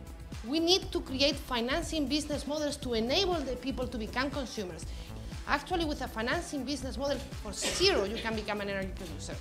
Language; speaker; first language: English; non-native, fluent; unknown